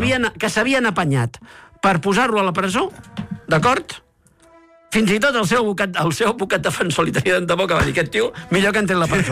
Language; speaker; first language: Catalan; native; Catalan